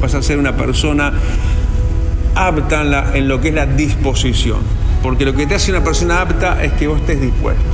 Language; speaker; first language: Spanish; native; Spanish